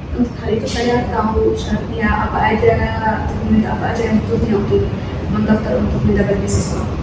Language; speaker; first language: Indonesian; non-native, fluent; Arabic